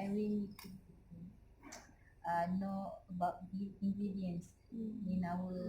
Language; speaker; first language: English; non-native, local second language; Malay